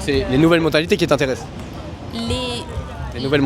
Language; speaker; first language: French; native; French